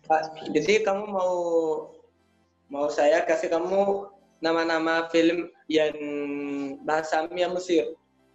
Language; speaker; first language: Indonesian; non-native, learner; Arabic